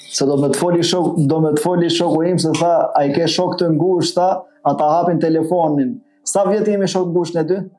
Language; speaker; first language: Albanian; native; Albanian